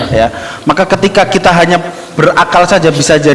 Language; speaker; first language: Indonesian; native; Indonesian